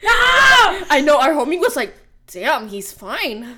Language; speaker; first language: English; early bilingual, other home language; Spanish